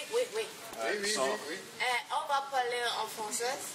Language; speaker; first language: French; non-native, learner; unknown